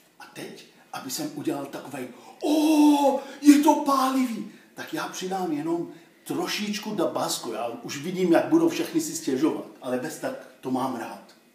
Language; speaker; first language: Czech; non-native, fluent; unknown